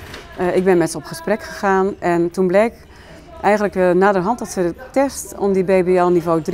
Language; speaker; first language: Dutch; native; Dutch